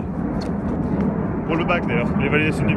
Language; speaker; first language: French; early bilingual, other home language; Japanese